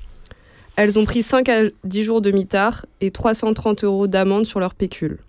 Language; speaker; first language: French; native; French